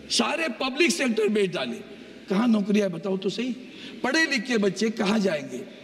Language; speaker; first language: Hindi; non-native, local second language; Marathi